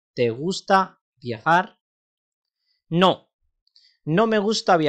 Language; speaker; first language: Spanish; non-native, fluent; Urdu